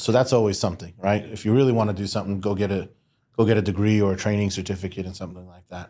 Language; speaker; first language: English; native; English